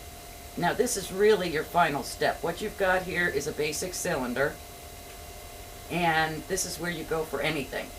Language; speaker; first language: English; native; English